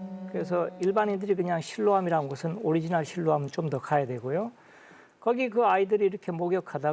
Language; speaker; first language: Korean; native; Korean